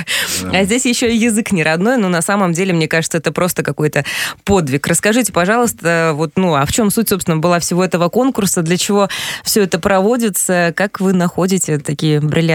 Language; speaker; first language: Russian; native; Russian